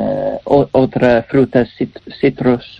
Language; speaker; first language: Spanish; non-native, learner; English